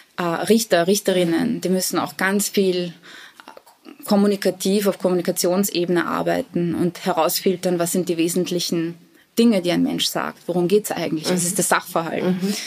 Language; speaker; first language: German; early bilingual, other home language; Bosnian